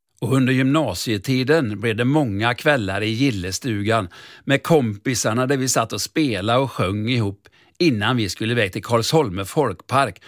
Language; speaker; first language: Swedish; native; Swedish